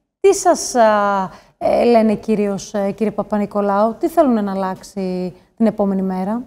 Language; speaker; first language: Greek; native; Greek